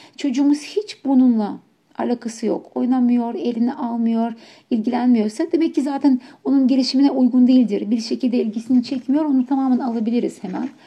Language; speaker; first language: Turkish; non-native, fluent; Ukrainian